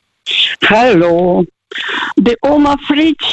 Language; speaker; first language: German; non-native, fluent; Russian